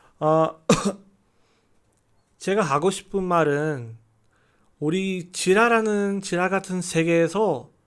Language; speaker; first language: Korean; non-native, learner; Chinese